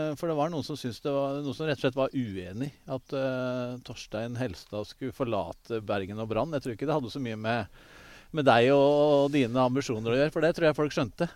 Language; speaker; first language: Norwegian; native; Norwegian